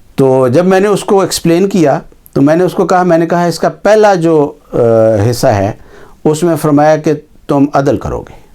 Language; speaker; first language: Urdu; native; Urdu